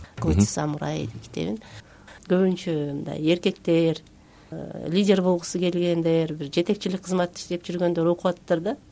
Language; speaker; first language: Kyrgyz; native; Kyrgyz